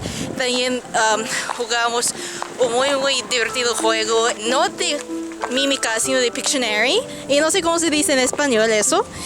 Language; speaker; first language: Spanish; non-native, fluent; English